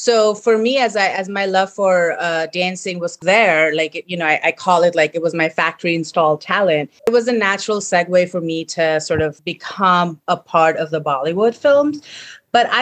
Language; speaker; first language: English; non-native, local second language; Hindi